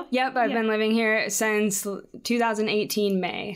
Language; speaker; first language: English; native; English